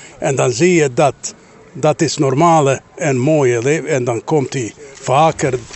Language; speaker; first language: Dutch; non-native, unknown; Bosnian